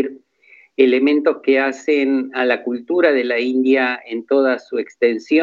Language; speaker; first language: Spanish; native; Spanish